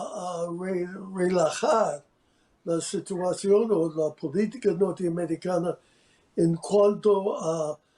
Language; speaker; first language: Spanish; non-native, fluent; English